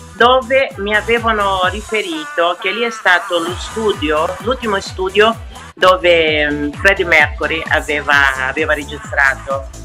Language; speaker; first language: Italian; non-native, fluent; Portuguese